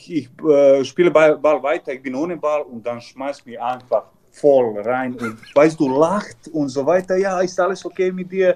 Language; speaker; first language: German; non-native, learner; Serbian